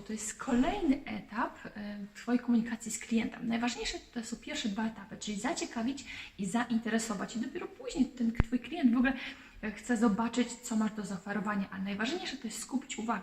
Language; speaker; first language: Polish; native; Polish